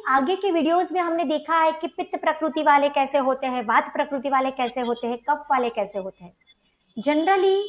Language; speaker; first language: Hindi; non-native, local second language; Gujarati